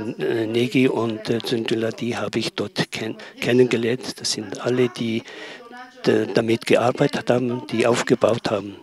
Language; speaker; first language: German; non-native, learner; Tibetan